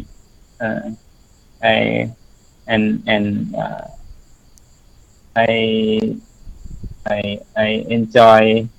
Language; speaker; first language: English; non-native, learner; Thai